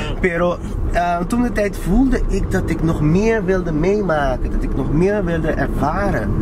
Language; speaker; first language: Dutch; non-native, local second language; Papiamento